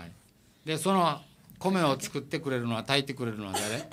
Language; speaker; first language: Japanese; native; Japanese